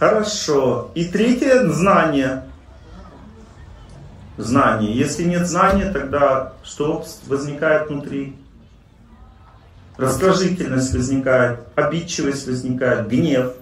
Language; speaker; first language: Russian; native; Russian